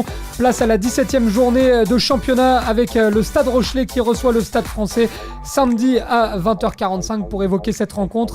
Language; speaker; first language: French; native; French